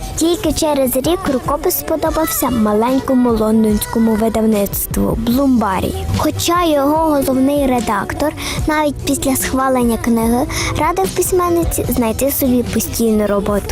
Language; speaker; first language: Ukrainian; native; Ukrainian